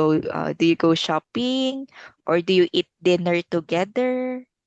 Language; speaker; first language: English; non-native, local second language; Filipino